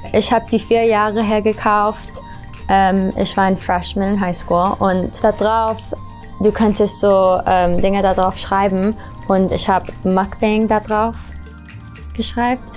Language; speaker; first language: German; early bilingual, heritage; English